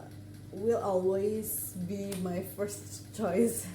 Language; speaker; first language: English; non-native, learner; Indonesian